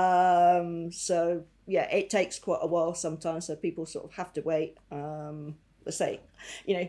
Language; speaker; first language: English; native; English